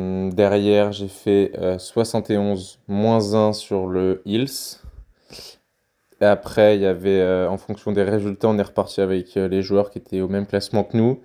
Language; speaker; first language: French; native; French